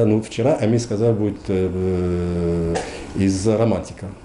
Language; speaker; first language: Russian; non-native, learner; Arabic